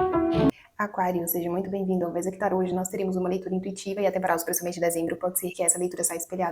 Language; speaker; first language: Portuguese; native; Portuguese